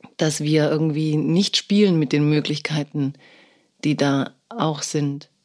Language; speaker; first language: German; early bilingual, other home language; Croatian